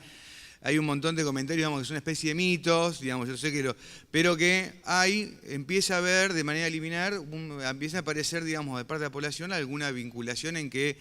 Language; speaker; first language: Spanish; native; Spanish